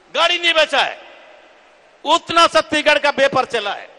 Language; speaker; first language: Hindi; native; Hindi